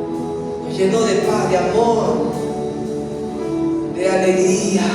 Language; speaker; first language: Spanish; native; Spanish